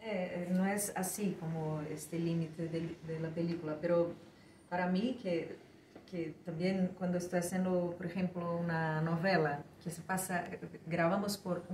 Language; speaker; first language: Spanish; non-native, fluent; Portuguese